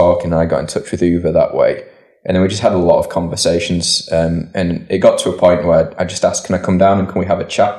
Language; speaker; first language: English; native; English